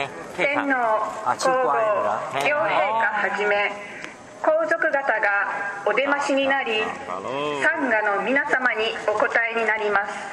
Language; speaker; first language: Japanese; native; Japanese